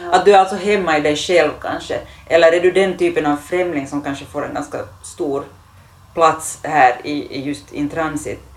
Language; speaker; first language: Swedish; native; Swedish